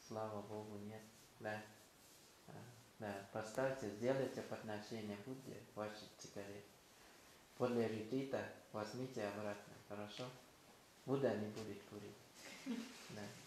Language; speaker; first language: Russian; non-native, learner; Thai